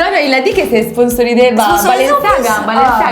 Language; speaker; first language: French; non-native, learner; Italian